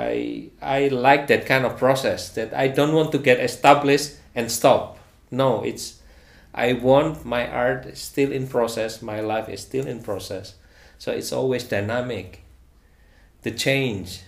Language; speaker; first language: English; non-native, fluent; Indonesian